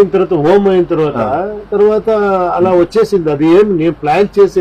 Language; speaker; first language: Telugu; non-native, learner; Kannada